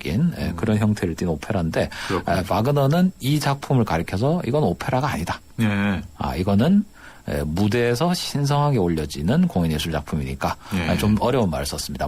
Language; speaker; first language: Korean; native; Korean